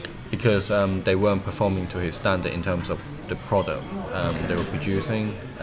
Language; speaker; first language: English; non-native, local second language; Cantonese